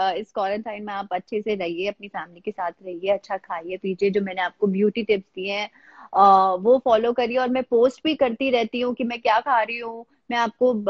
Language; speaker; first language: Hindi; native; Hindi